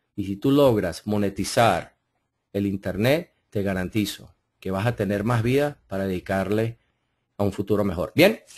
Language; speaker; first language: Spanish; early bilingual, heritage; Spanish